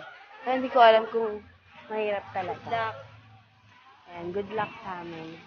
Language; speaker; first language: Filipino; non-native, local second language; Cebuano